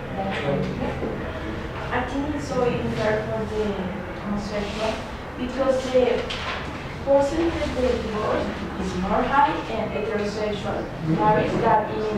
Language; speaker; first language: English; non-native, learner; Spanish